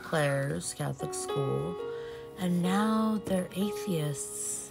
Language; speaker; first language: English; early bilingual, other home language; Portuguese